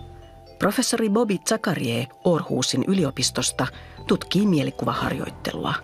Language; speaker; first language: Finnish; native; Finnish